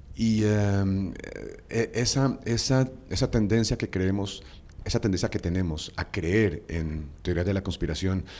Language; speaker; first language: Spanish; native; Spanish